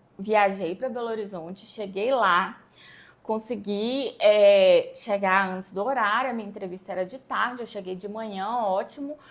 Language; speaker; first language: Portuguese; native; Portuguese